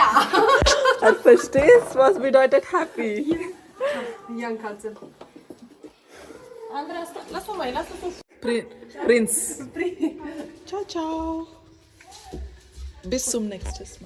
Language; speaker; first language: German; non-native, learner; Telugu